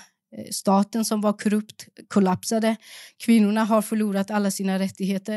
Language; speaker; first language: Swedish; early bilingual, other home language; Persian